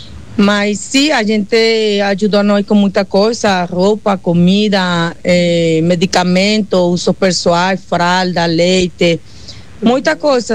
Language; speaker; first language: Portuguese; non-native, learner; Spanish